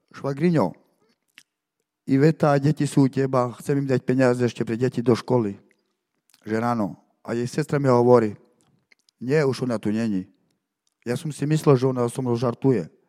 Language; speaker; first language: Slovak; non-native, local second language; Romany